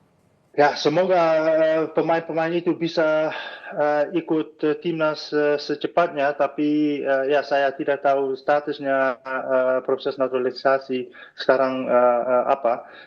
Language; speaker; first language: Indonesian; non-native, fluent; Dutch